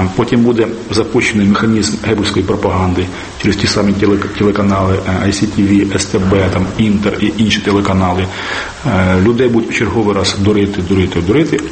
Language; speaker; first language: Ukrainian; native; Ukrainian